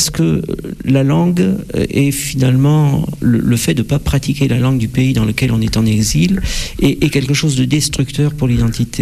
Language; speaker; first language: French; native; French